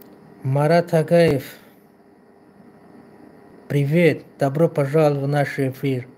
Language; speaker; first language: Russian; non-native, learner; Tajik